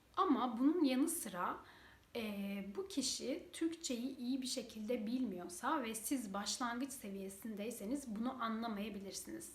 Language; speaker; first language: Turkish; native; Turkish